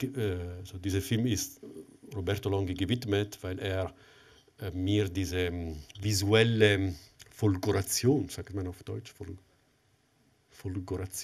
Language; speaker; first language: German; non-native, fluent; Italian